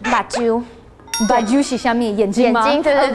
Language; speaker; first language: Chinese; native; Chinese